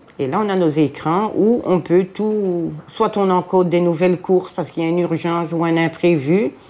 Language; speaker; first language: French; native; French